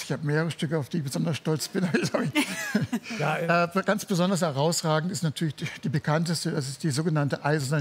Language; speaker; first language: German; native; German